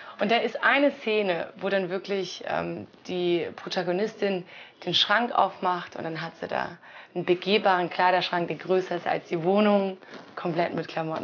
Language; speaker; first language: German; native; German